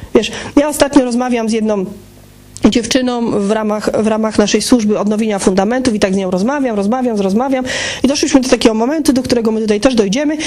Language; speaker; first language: Polish; native; Polish